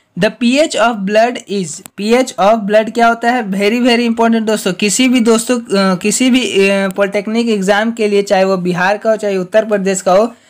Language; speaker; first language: Hindi; native; Hindi